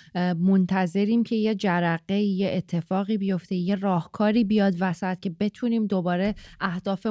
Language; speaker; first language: Persian; native; Persian